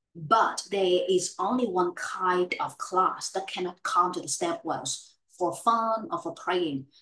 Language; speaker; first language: English; non-native, fluent; Vietnamese